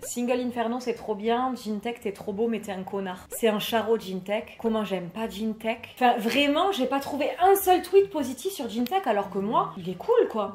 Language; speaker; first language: French; native; French